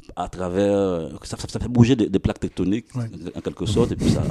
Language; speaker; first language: French; non-native, local second language; Haitian Creole